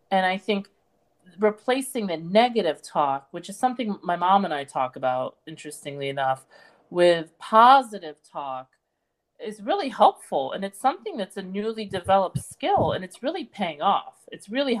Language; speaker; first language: English; native; English